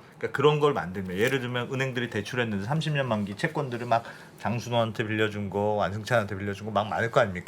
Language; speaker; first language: Korean; native; Korean